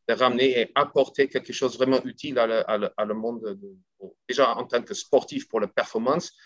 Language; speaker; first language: French; non-native, fluent; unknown